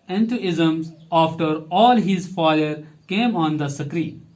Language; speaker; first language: English; non-native, local second language; Kashmiri